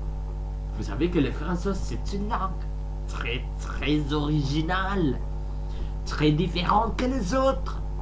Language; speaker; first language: French; non-native, learner; Sasak